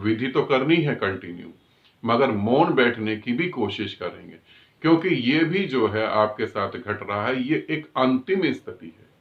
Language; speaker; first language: Hindi; native; Hindi